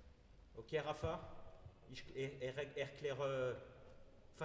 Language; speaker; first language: German; non-native, learner; French